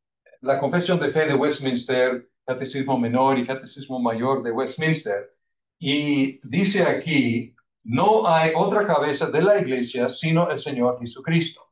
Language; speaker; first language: Spanish; non-native, fluent; English